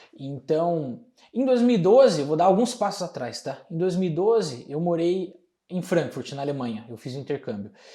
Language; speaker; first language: Portuguese; native; Portuguese